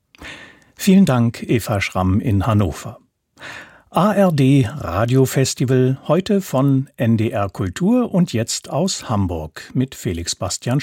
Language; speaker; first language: German; native; German